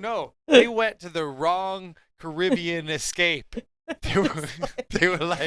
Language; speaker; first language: English; native; English